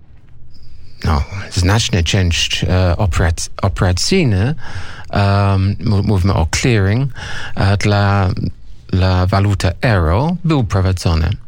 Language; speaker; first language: Polish; non-native, fluent; English